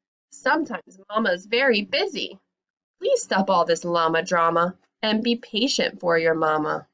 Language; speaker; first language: English; native; English